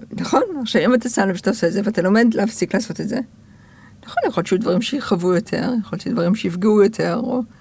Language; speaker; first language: Hebrew; early bilingual, other home language; English